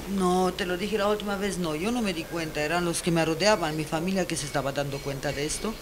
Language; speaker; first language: Spanish; non-native, fluent; Romanian